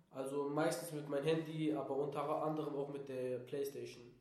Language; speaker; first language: German; native; German